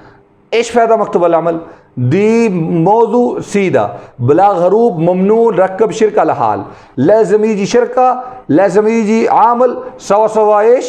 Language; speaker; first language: Arabic; non-native, learner; Urdu